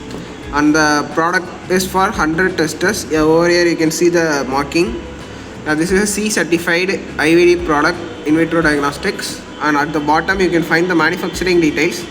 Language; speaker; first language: English; non-native, local second language; Tamil